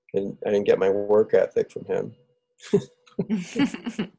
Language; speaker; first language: English; native; English